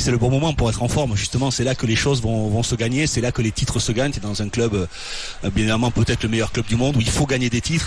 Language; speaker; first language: French; native; French